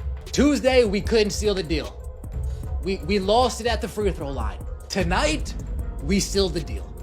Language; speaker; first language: English; native; English